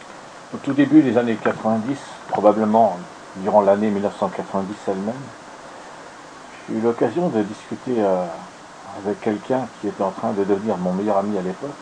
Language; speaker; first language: French; native; French